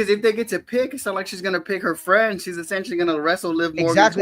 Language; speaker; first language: English; native; English